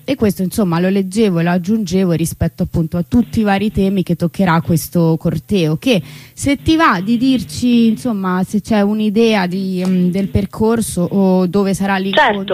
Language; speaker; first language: Italian; native; Italian